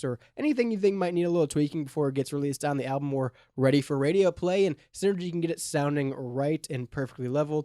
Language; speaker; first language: English; native; English